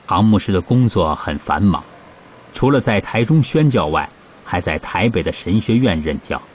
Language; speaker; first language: Chinese; native; Chinese